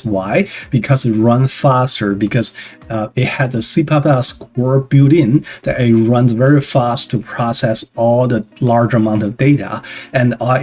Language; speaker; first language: English; non-native, fluent; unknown